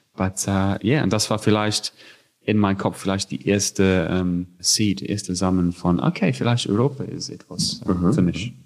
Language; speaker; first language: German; non-native, fluent; English